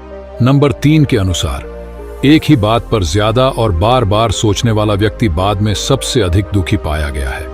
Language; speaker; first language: Hindi; native; Hindi